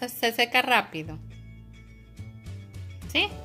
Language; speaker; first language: Spanish; native; Spanish